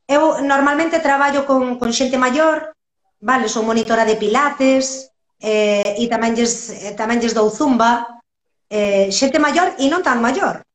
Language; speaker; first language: Galician; native; Galician